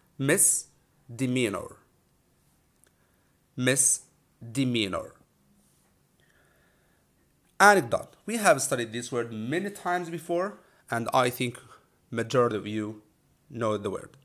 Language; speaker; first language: English; non-native, fluent; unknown